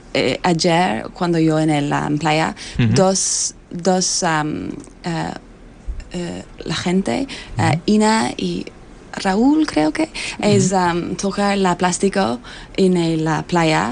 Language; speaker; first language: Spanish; non-native, learner; English